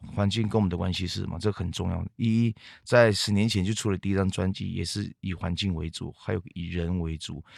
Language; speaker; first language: Chinese; non-native, local second language; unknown